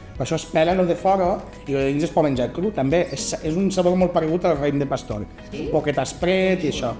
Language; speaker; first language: Catalan; native; Catalan